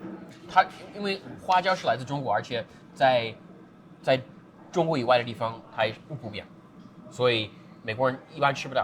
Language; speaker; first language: Chinese; non-native, fluent; English